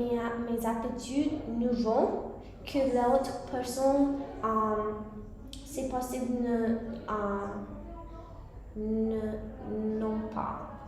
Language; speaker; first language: French; non-native, learner; English